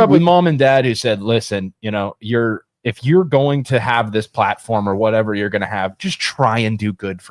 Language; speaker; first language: English; native; English